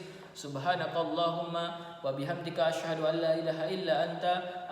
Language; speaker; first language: Arabic; non-native, fluent; Indonesian